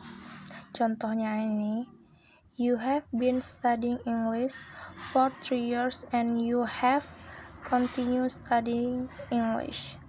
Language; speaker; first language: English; non-native, learner; Indonesian